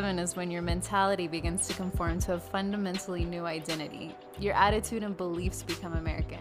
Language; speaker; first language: English; native; English